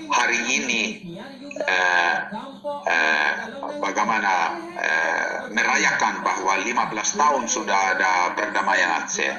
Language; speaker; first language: Indonesian; non-native, fluent; Finnish